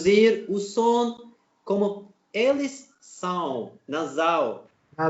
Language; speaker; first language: Portuguese; non-native, learner; Turkish